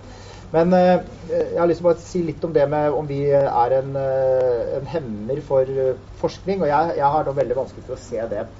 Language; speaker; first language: Norwegian; native; Norwegian